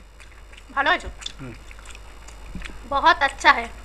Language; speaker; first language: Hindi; non-native, local second language; Bangla